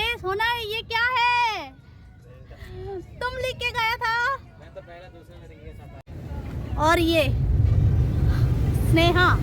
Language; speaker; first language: Hindi; non-native, learner; Bangla